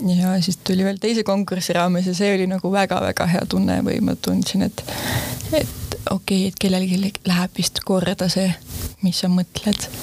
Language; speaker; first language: Estonian; native; Estonian